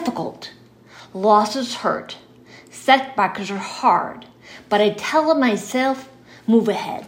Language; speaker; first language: English; native; English